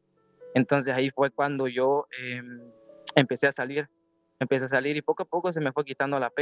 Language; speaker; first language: Spanish; native; Spanish